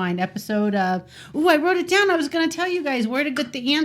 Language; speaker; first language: English; native; English